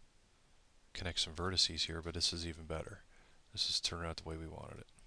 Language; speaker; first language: English; native; English